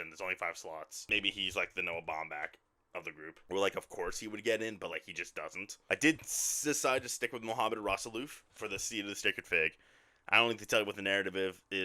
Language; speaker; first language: English; native; English